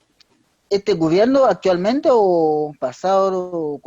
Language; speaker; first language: Spanish; non-native, learner; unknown